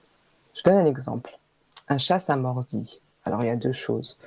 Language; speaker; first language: French; native; French